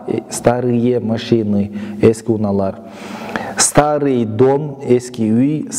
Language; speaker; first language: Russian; non-native, local second language; Kyrgyz